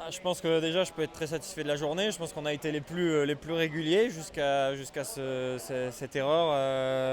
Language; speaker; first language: French; native; French